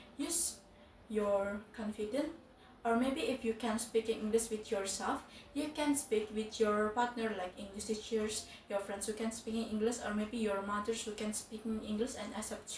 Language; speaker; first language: English; non-native, fluent; Indonesian